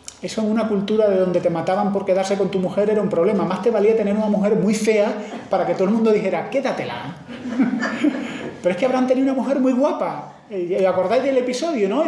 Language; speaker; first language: Spanish; native; Spanish